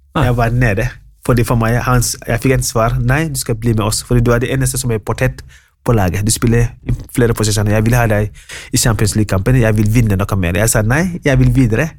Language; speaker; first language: Norwegian; non-native, fluent; Wolof